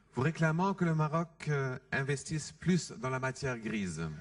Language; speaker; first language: French; non-native, fluent; German